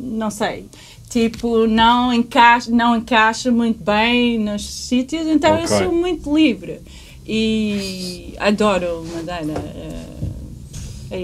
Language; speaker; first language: Portuguese; early bilingual, heritage; English